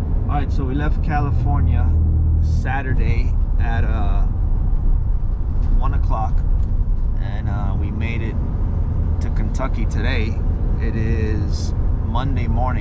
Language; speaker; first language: English; native; English